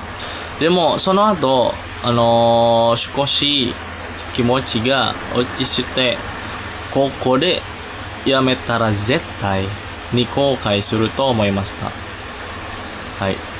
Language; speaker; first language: Japanese; non-native, learner; Indonesian